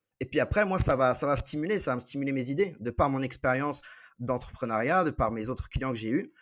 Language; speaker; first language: French; native; French